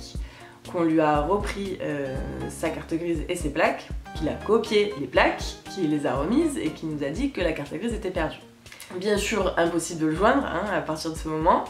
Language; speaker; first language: French; native; French